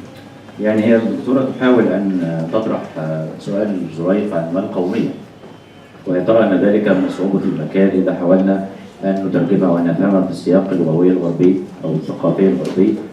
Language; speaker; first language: Arabic; native; Arabic